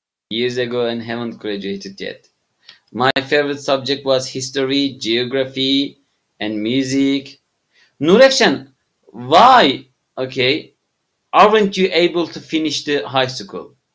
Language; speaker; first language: English; non-native, fluent; Turkish